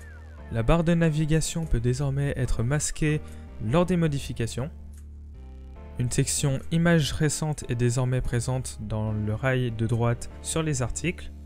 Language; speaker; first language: French; native; French